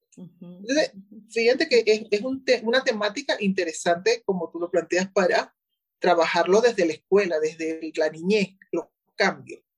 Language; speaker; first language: Spanish; native; Spanish